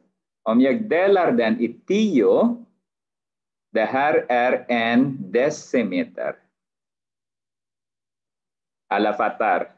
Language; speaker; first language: Swedish; non-native, fluent; Arabic